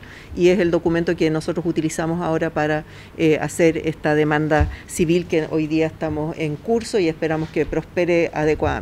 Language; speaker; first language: Spanish; native; Spanish